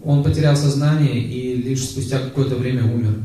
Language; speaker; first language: Russian; native; Russian